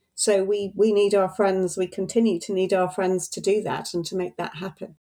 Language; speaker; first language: English; native; English